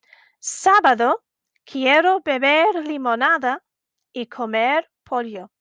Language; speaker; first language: Spanish; non-native, fluent; English